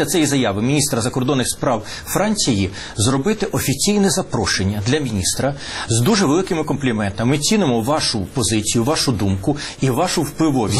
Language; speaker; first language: Ukrainian; native; Ukrainian